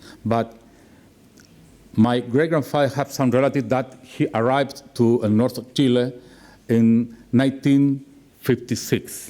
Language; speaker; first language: English; non-native, learner; Spanish